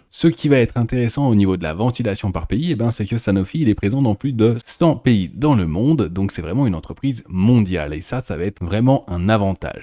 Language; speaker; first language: French; native; French